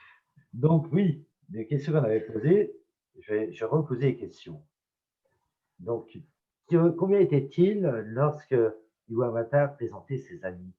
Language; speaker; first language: French; native; French